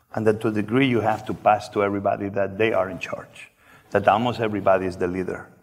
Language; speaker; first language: English; non-native, fluent; Spanish